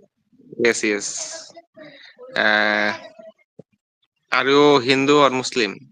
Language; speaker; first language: English; non-native, learner; Bangla